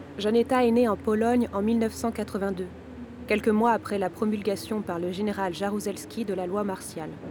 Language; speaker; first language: French; native; French